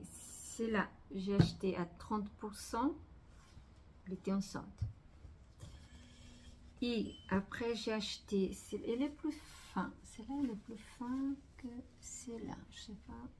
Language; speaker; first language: French; non-native, fluent; Portuguese